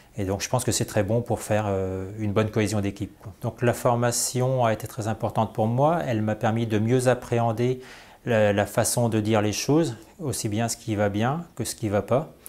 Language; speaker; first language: French; native; French